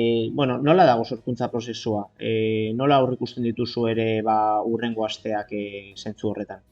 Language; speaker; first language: Basque; native; Basque